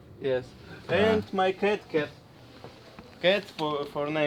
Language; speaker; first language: English; non-native, learner; Russian